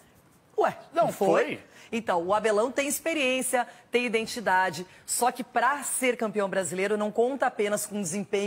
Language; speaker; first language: Portuguese; native; Portuguese